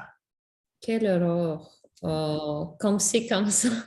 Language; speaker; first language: French; non-native, learner; English